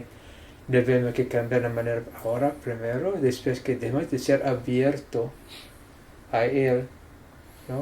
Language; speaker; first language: Spanish; non-native, fluent; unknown